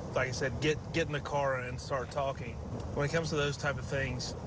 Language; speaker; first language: English; native; English